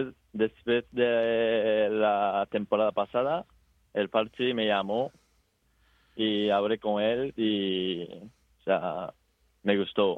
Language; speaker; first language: Spanish; non-native, fluent; Japanese